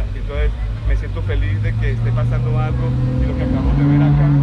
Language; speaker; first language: Spanish; native; Spanish